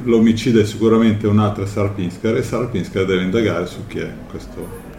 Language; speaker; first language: Italian; native; Italian